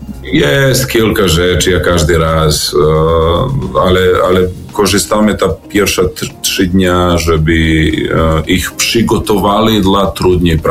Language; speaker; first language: Polish; non-native, learner; Serbian